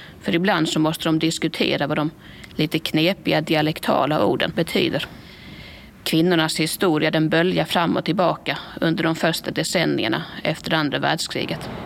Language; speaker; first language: Swedish; native; Swedish